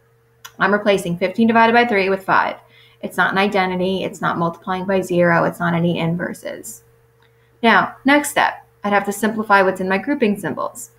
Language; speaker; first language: English; native; English